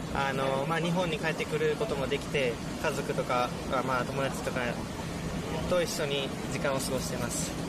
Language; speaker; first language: Japanese; early bilingual, heritage; Japanese